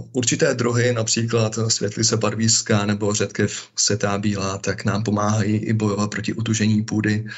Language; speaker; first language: Czech; native; Czech